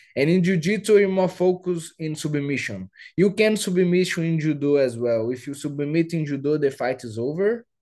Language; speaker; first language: English; non-native, fluent; Portuguese